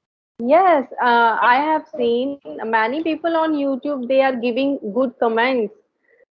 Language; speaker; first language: English; non-native, learner; Hindi